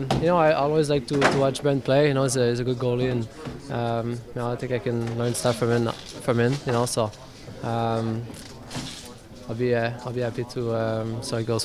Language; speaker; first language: English; non-native, local second language; French